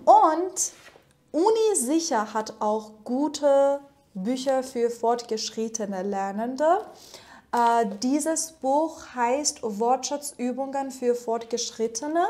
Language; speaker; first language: German; non-native, fluent; Persian